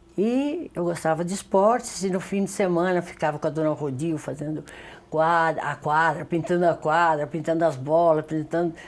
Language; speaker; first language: Portuguese; early bilingual, other home language; Spanish